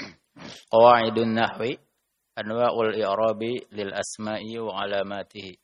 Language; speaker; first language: Arabic; non-native, learner; Indonesian